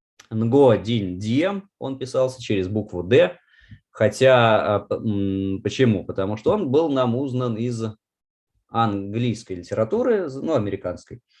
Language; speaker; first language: Russian; native; Russian